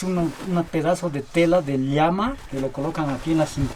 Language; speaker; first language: Spanish; native; Spanish